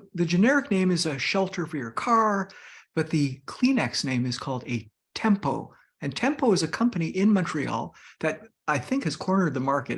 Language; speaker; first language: English; native; English